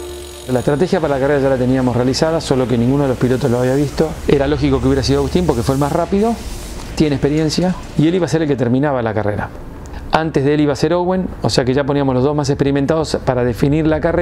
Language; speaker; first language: Spanish; native; Spanish